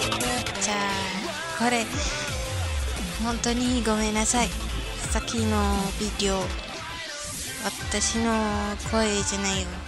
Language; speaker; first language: Japanese; non-native, learner; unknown